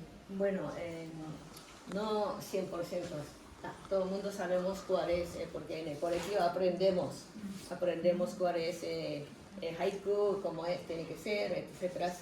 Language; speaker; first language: Spanish; non-native, fluent; Japanese